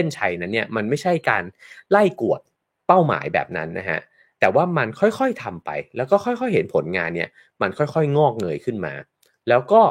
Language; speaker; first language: Thai; native; Thai